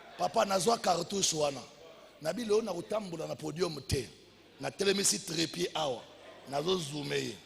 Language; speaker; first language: Lingala; native; Lingala